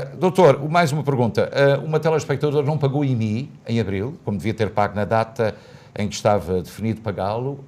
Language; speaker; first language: Portuguese; native; Portuguese